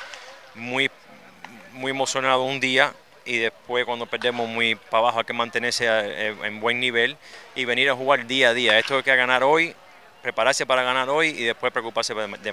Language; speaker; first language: Spanish; early bilingual, other home language; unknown